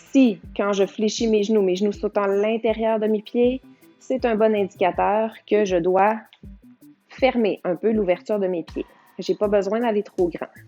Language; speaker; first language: French; native; French